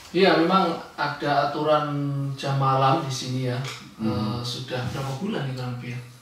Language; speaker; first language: Indonesian; native; Indonesian